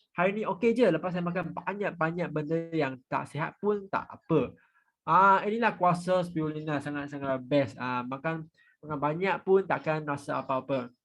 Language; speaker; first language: Malay; non-native, local second language; Chinese